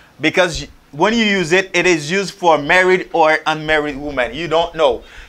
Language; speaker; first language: English; non-native, fluent; Haitian Creole